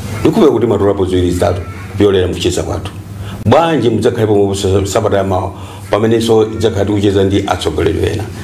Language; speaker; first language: Nyanja; native; Nyanja